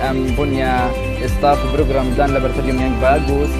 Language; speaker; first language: Indonesian; non-native, learner; Arabic